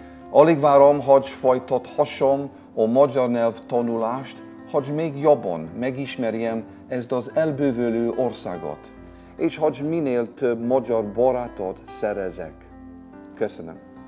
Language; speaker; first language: Hungarian; non-native, learner; English